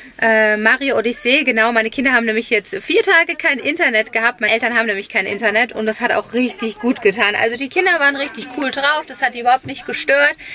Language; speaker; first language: German; early bilingual, other home language; Italian